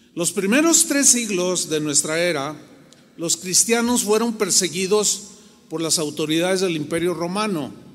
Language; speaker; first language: Spanish; native; Spanish